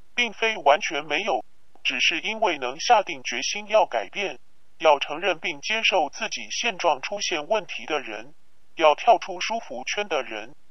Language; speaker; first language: Chinese; non-native, local second language; Cantonese